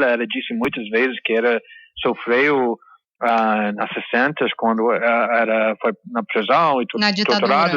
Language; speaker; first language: Portuguese; non-native, fluent; English